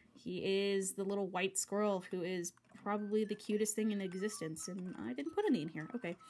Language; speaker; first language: English; native; English